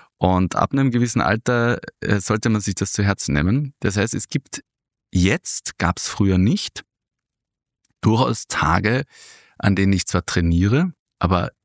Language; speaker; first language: German; native; German